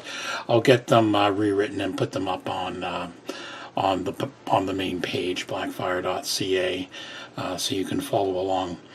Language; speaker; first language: English; native; English